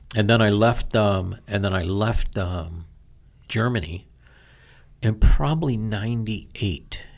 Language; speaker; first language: English; native; English